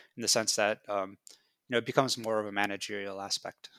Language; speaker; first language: English; native; English